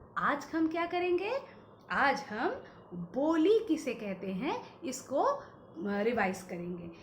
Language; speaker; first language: Hindi; non-native, local second language; Bangla